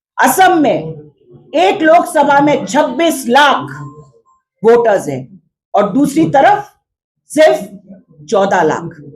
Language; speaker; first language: Hindi; non-native, local second language; Khasi